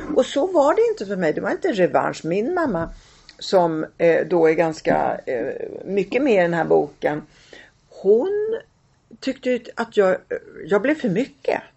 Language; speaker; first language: Swedish; early bilingual, other home language; Italian